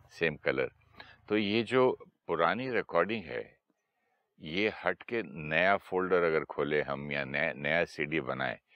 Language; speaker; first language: Hindi; native; Hindi